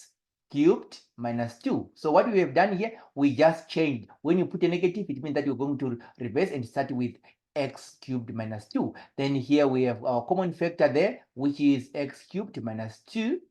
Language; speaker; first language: English; non-native, local second language; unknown